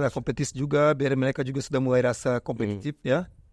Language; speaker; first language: Indonesian; non-native, fluent; Portuguese